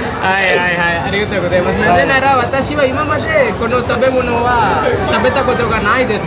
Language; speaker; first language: Japanese; non-native, learner; Telugu